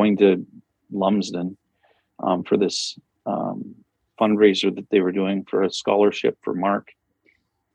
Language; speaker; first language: English; native; English